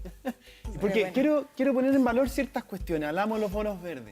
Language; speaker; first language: Spanish; native; Spanish